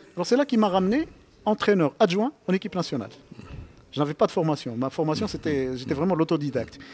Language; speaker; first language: French; non-native, local second language; Arabic